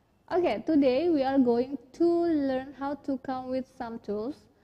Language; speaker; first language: English; non-native, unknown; Indonesian